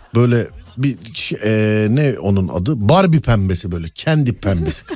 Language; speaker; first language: Turkish; native; Turkish